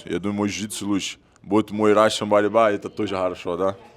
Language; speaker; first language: Russian; non-native, learner; Portuguese